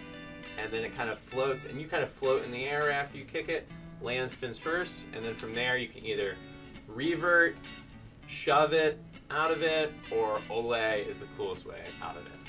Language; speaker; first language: English; native; English